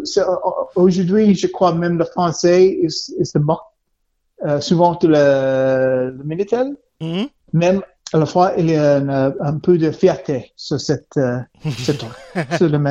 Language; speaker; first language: French; non-native, learner; English